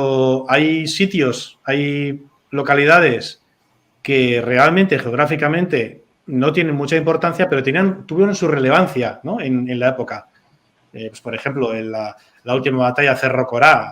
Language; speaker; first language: Spanish; native; Spanish